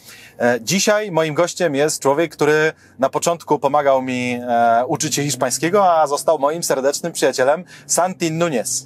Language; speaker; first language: Polish; native; Polish